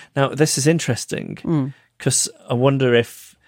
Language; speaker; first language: English; native; English